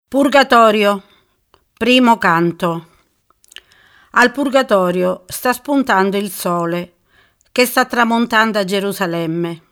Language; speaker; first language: Italian; native; Italian